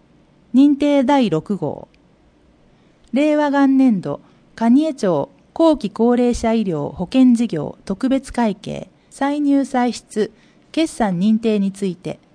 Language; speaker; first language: Japanese; native; Japanese